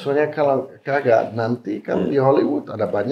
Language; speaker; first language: Indonesian; non-native, fluent; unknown